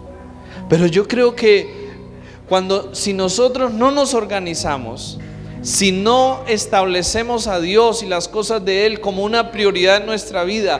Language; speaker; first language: Spanish; native; Spanish